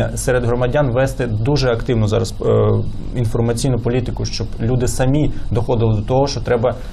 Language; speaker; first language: Ukrainian; native; Ukrainian